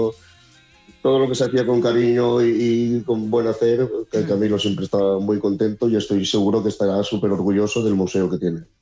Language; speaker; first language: Spanish; native; Spanish